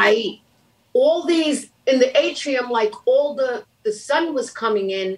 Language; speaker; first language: English; native; English